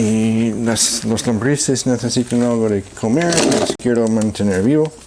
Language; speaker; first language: Spanish; non-native, fluent; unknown